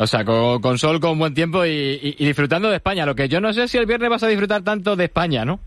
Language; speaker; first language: Spanish; native; Spanish